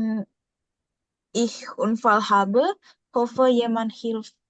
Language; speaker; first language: German; non-native, learner; Indonesian